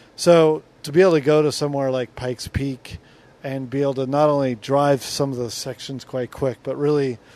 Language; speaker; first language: English; native; English